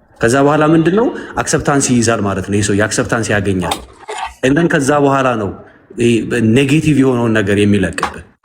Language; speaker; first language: Amharic; native; Amharic